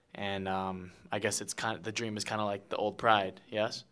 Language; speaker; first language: English; native; English